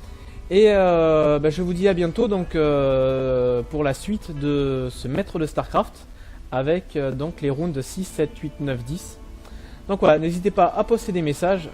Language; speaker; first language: French; native; French